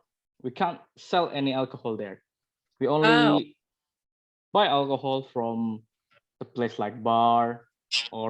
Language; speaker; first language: English; non-native, learner; Indonesian